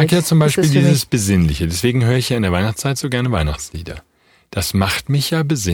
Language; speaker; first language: German; native; German